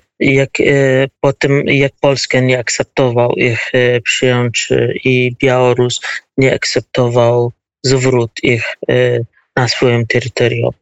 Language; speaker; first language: Polish; non-native, learner; Kurdish